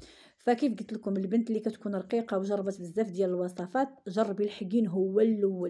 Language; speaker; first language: Arabic; native; Arabic